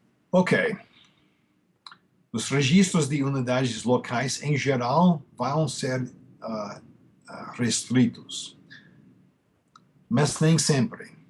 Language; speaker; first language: Portuguese; non-native, fluent; English